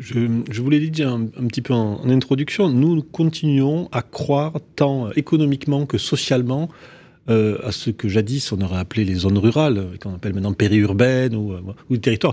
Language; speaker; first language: French; native; French